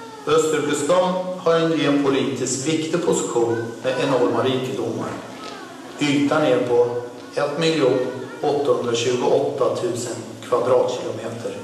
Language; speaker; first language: Swedish; non-native, fluent; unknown